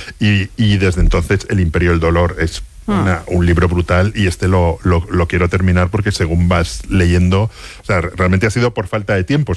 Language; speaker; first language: Spanish; native; Spanish